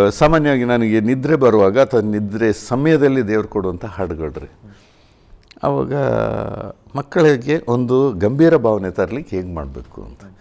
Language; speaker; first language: Kannada; early bilingual, heritage; Kannada